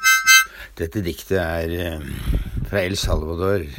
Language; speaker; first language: Norwegian; native; Norwegian